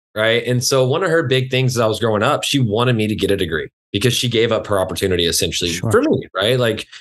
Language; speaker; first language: English; native; English